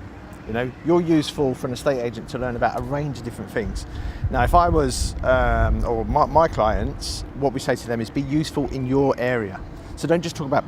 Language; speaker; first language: English; native; English